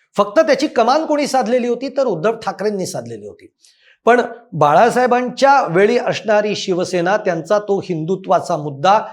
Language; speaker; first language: Marathi; native; Marathi